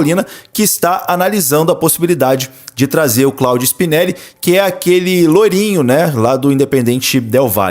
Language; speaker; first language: Portuguese; native; Portuguese